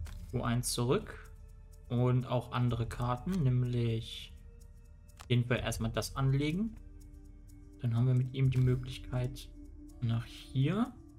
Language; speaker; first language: German; native; German